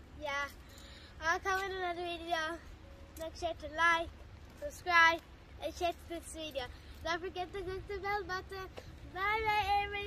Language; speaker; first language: English; non-native, fluent; Swedish